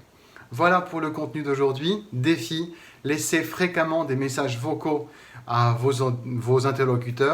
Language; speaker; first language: French; native; French